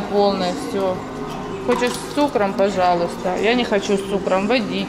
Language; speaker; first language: Russian; native; Russian